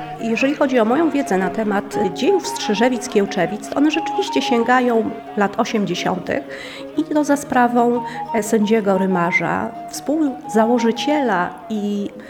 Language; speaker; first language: Polish; native; Polish